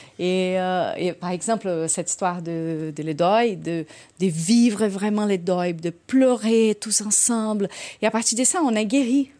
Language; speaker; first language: French; non-native, fluent; Portuguese